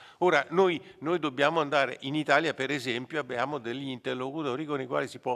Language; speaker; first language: Italian; native; Italian